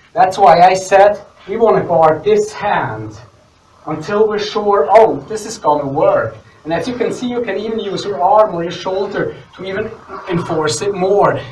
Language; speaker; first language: English; non-native, fluent; Swiss German